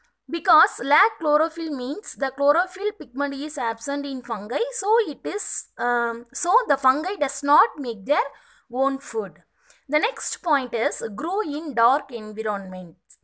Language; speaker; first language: English; non-native, local second language; Tamil